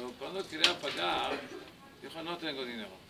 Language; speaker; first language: Spanish; non-native, learner; Hebrew